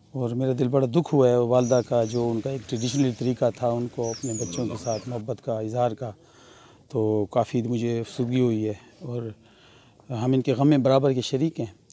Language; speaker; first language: Urdu; non-native, local second language; Pashto